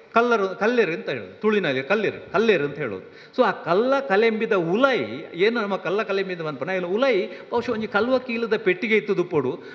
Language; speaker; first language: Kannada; non-native, local second language; Tulu